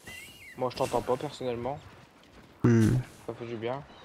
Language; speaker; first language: French; native; French